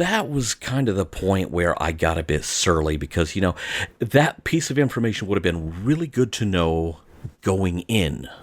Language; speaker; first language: English; native; English